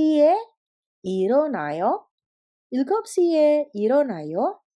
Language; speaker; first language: Korean; non-native, fluent; Indonesian